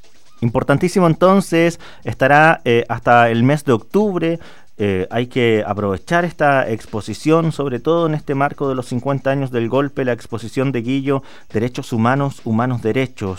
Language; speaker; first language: Spanish; native; Spanish